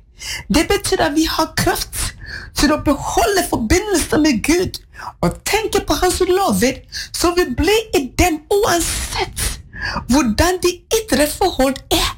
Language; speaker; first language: Norwegian; non-native, fluent; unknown